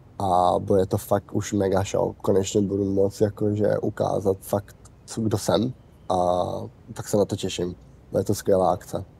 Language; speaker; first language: Czech; early bilingual, heritage; Czech